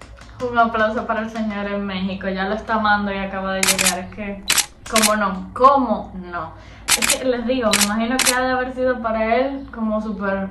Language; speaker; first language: Spanish; native; Spanish